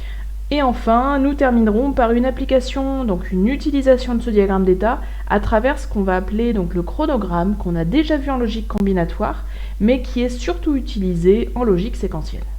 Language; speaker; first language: French; native; French